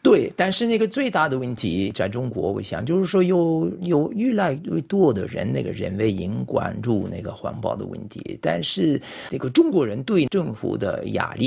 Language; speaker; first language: Chinese; non-native, fluent; French